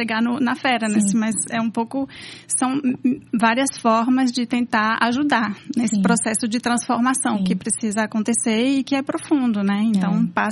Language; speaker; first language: Portuguese; non-native, fluent; French